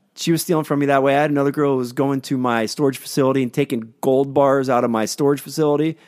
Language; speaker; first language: English; native; English